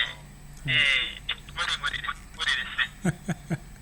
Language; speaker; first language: Japanese; non-native, learner; Indonesian